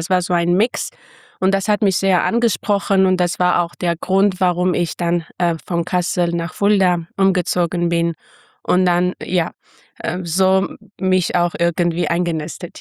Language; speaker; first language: German; non-native, fluent; Armenian